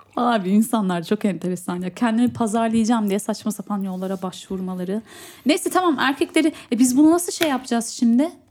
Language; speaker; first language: Turkish; native; Turkish